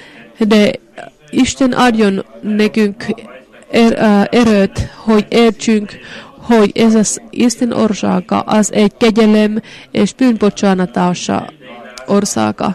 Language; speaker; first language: Hungarian; non-native, fluent; Finnish